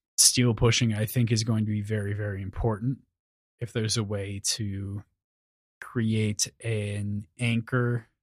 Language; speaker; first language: English; native; English